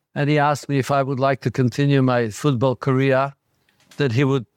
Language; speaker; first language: English; non-native, fluent; Slovak